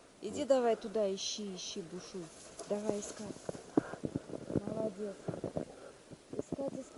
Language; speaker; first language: Russian; native; Russian